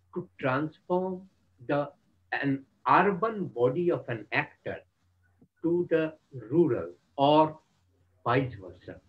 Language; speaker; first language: English; non-native, local second language; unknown